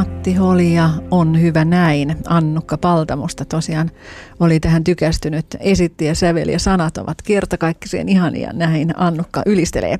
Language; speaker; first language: Finnish; native; Finnish